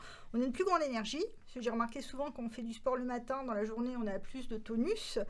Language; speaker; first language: French; native; French